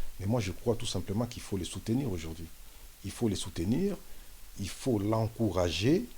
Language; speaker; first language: French; non-native, local second language; Lingala